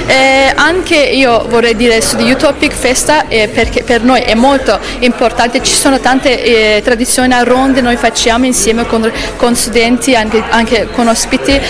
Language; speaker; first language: Italian; non-native, learner; Azerbaijani